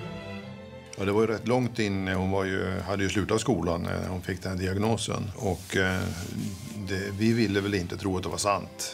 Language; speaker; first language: Swedish; native; Swedish